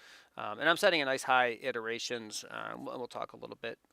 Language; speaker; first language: English; native; English